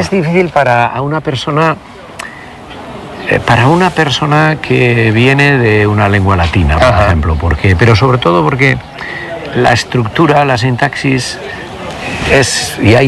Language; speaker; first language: Spanish; native; Spanish